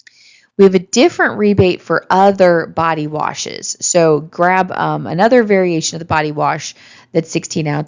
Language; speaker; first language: English; native; English